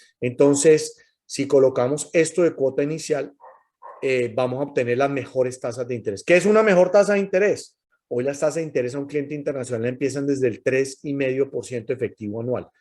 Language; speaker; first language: Spanish; native; Spanish